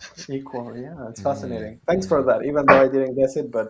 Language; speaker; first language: English; non-native, fluent; Spanish